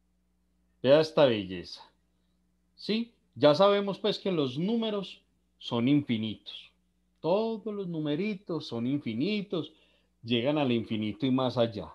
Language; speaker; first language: Spanish; native; Spanish